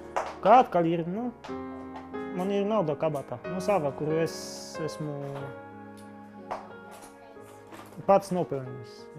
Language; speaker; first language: Latvian; non-native, learner; Polish